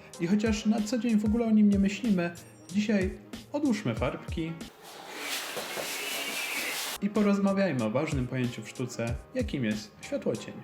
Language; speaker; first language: Polish; native; Polish